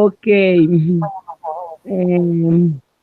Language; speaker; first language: English; non-native, learner; Spanish